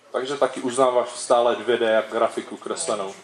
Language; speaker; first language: Czech; native; Czech